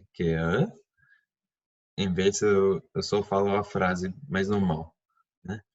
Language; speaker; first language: Portuguese; non-native, fluent; English